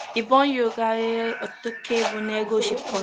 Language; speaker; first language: Korean; non-native, learner; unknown